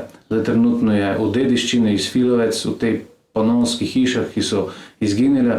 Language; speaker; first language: Slovenian; native; Slovenian